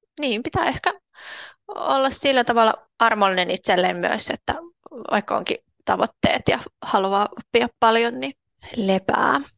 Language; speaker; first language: Finnish; non-native, fluent; Russian